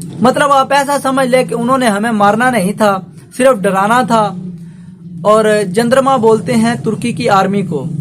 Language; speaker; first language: Urdu; non-native, local second language; Punjabi